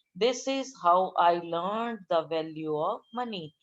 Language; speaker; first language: English; non-native, local second language; Punjabi